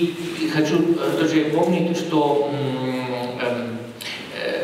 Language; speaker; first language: Russian; non-native, fluent; Italian